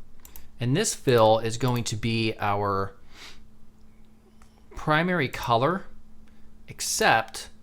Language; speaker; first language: English; native; English